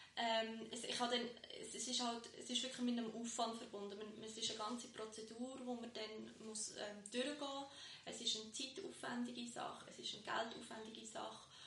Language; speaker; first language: German; early bilingual, other home language; Bosnian